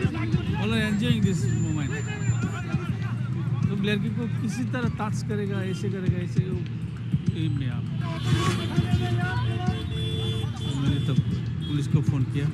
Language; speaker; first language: Hindi; non-native, local second language; Assamese